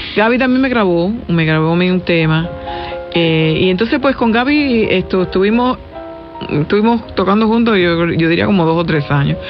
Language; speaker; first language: Spanish; native; Spanish